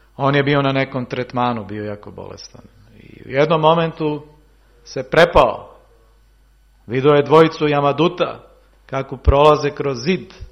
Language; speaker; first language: Serbian; native; Serbian